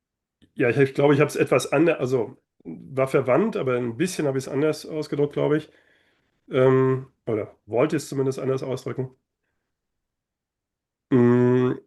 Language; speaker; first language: German; native; German